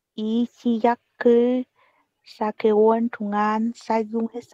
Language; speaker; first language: Korean; non-native, learner; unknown